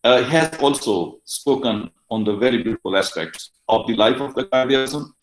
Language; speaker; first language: English; non-native, local second language; Urdu